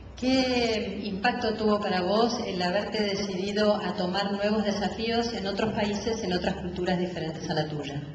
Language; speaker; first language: Spanish; native; Spanish